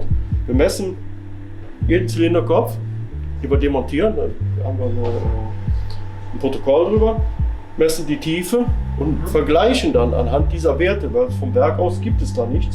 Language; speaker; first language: German; native; German